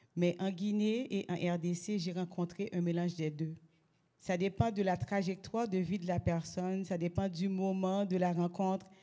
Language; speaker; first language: French; native; French